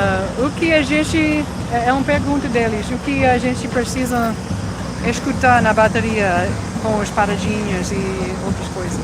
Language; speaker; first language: Portuguese; non-native, learner; English